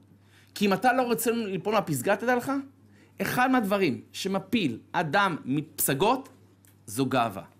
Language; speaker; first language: Hebrew; native; Hebrew